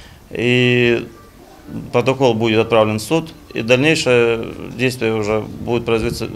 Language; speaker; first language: Russian; native; Russian